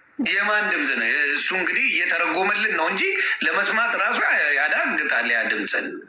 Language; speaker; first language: Amharic; native; Amharic